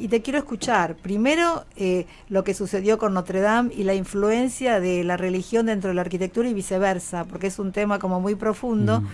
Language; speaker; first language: Spanish; native; Spanish